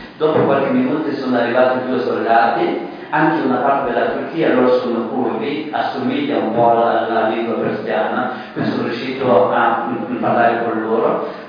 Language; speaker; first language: Italian; non-native, fluent; Persian